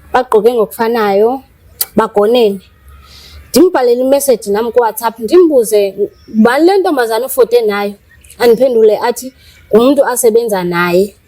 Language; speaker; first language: Zulu; non-native, local second language; Xhosa